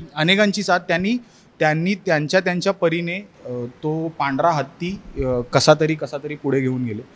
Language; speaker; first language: Marathi; native; Marathi